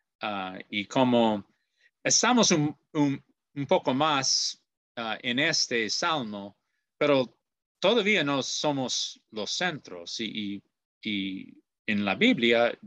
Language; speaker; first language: Spanish; non-native, learner; English